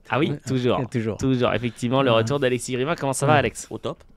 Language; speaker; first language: French; native; French